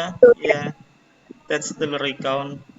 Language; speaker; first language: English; non-native, learner; Indonesian